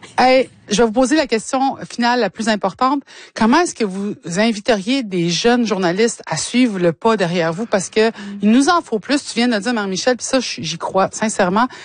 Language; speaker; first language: French; native; French